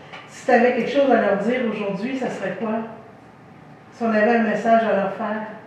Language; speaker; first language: French; native; French